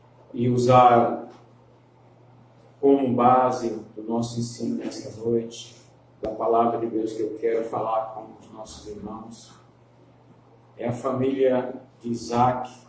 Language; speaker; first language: Portuguese; native; Portuguese